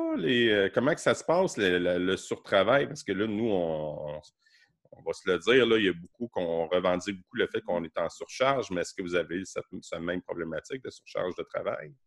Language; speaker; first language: French; native; French